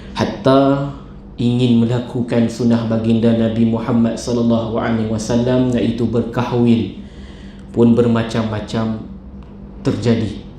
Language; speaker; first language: Malay; native; Malay